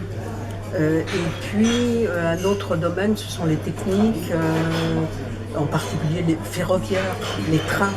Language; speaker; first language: French; native; French